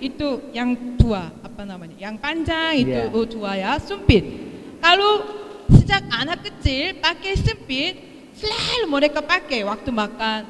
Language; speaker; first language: Indonesian; non-native, fluent; Korean